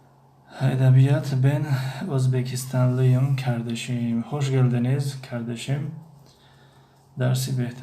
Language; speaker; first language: Turkish; non-native, fluent; Tajik